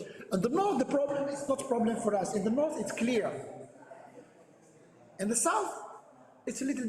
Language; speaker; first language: English; non-native, learner; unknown